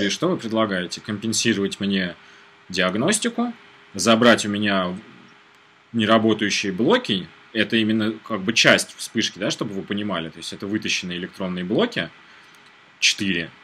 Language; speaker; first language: Russian; native; Russian